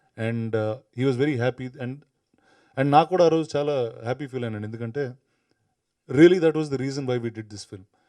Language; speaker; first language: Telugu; native; Telugu